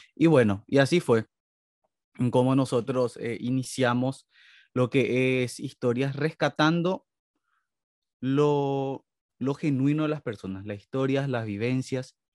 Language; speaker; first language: Spanish; native; Spanish